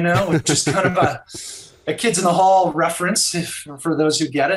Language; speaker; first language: English; native; English